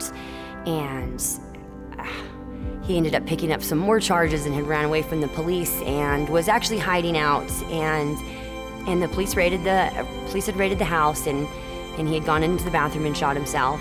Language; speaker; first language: English; native; English